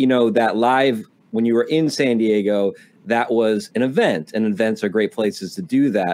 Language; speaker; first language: English; non-native, local second language; Filipino